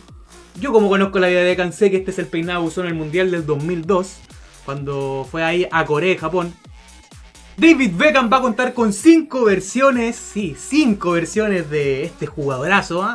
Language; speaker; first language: Spanish; native; Spanish